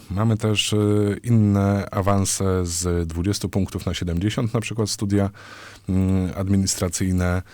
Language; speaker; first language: Polish; native; Polish